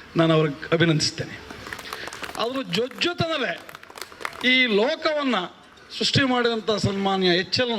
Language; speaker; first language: Kannada; native; Kannada